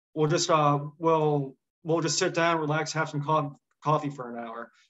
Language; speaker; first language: English; native; English